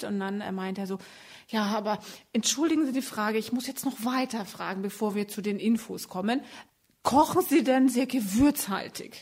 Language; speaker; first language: German; early bilingual, other home language; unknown